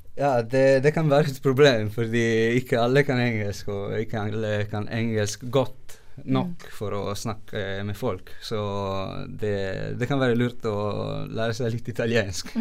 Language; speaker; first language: Norwegian; non-native, fluent; Italian